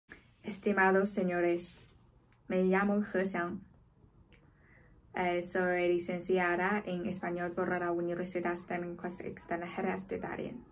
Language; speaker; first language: Spanish; non-native, fluent; Chinese